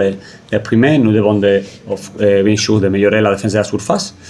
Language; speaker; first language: French; non-native, fluent; Spanish